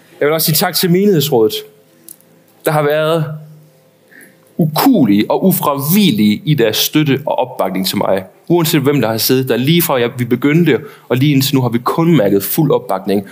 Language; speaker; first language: Danish; native; Danish